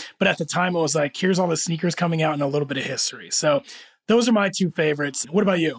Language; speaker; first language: English; early bilingual, other home language; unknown